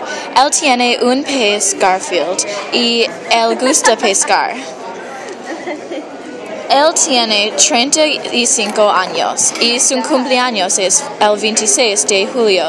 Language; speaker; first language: Spanish; non-native, learner; English